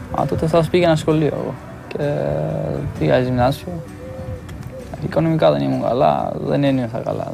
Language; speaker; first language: Greek; non-native, fluent; Albanian